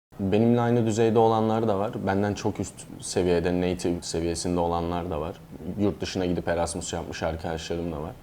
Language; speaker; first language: Turkish; native; Turkish